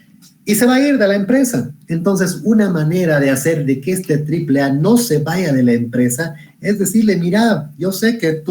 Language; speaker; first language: Spanish; native; Spanish